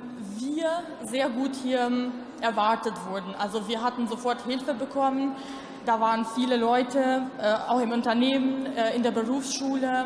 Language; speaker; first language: German; non-native, local second language; Albanian